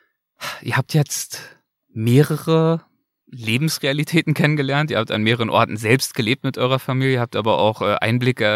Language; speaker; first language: German; native; German